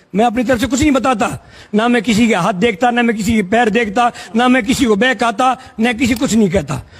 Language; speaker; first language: Hindi; native; Hindi